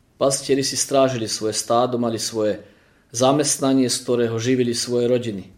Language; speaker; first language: Slovak; early bilingual, heritage; Slovak